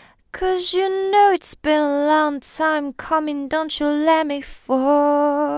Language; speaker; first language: English; non-native, fluent; Chinese